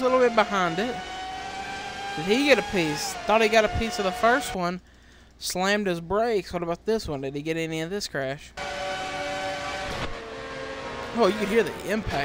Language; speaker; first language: English; native; English